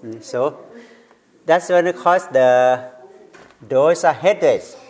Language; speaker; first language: English; non-native, learner; Thai